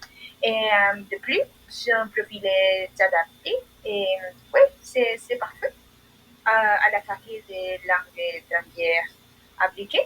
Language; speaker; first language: French; non-native, learner; Spanish